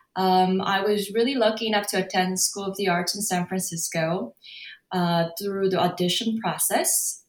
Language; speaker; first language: English; non-native, fluent; Korean